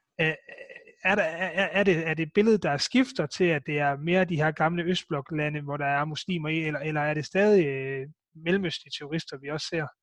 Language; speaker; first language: Danish; native; Danish